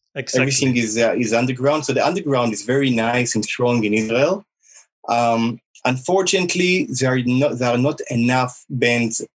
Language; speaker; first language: English; non-native, fluent; Hebrew